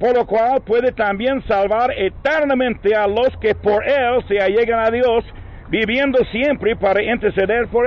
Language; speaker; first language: Spanish; non-native, learner; English